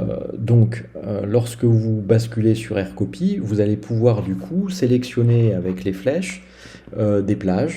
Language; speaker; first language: French; native; French